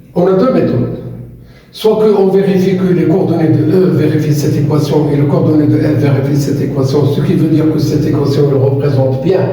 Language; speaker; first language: French; non-native, local second language; Arabic